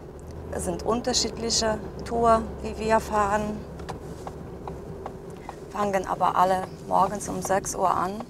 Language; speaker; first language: German; non-native, fluent; Polish